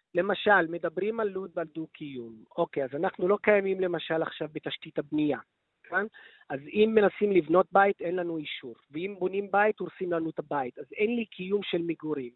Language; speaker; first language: Hebrew; non-native, local second language; Arabic